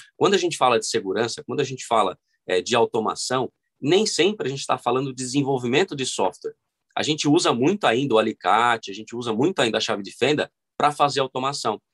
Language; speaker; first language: Portuguese; native; Portuguese